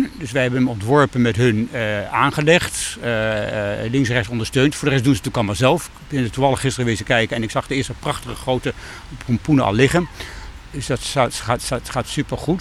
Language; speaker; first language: Dutch; native; Dutch